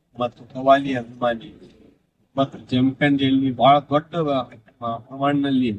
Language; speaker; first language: Kannada; non-native, local second language; Urdu